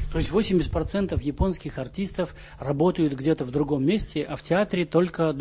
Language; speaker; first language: Russian; native; Russian